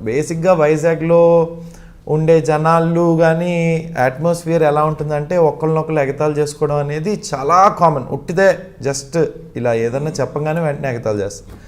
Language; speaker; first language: Telugu; non-native, local second language; Malayalam